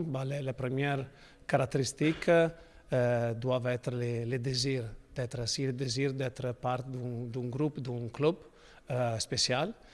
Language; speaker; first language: French; non-native, learner; Italian